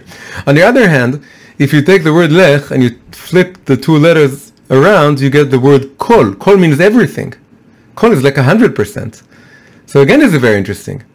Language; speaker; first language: English; non-native, fluent; Hebrew